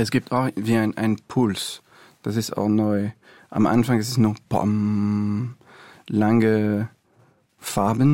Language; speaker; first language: German; non-native, fluent; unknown